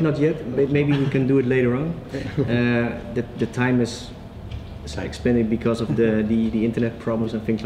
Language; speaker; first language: English; non-native, fluent; Dutch